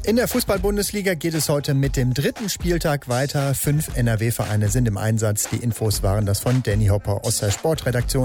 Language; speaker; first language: German; native; German